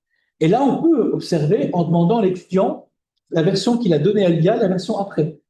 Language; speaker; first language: French; native; French